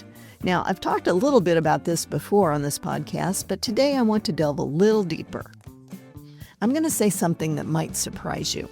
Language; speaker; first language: English; native; English